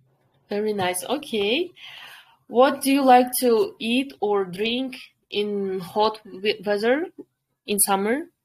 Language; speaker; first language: English; non-native, fluent; Kyrgyz